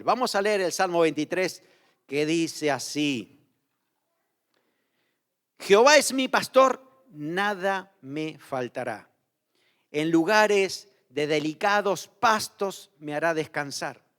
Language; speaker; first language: Spanish; native; Spanish